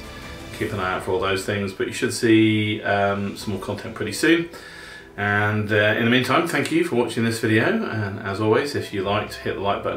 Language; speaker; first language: English; native; English